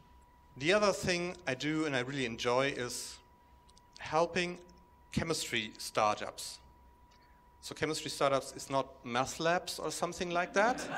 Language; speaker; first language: English; non-native, fluent; German